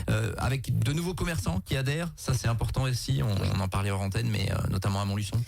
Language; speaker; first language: French; native; French